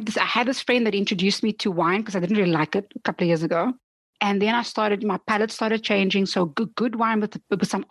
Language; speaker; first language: English; non-native, local second language; Afrikaans